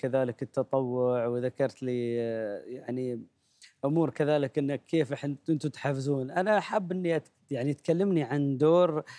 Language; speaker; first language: Arabic; native; Arabic